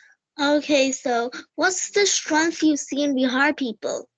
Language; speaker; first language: English; non-native, learner; Hindi